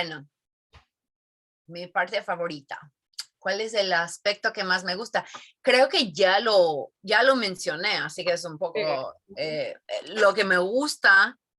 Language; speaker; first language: Spanish; non-native, fluent; English